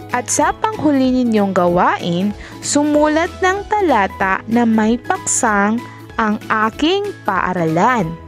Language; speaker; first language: Filipino; non-native, local second language; Maranao